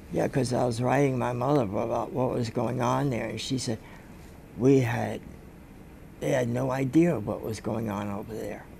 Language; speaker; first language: English; native; English